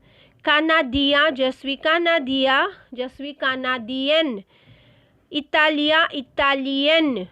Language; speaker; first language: French; non-native, fluent; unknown